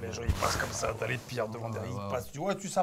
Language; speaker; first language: French; native; French